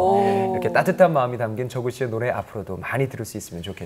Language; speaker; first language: Korean; native; Korean